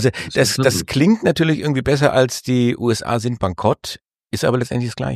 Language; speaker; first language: German; native; German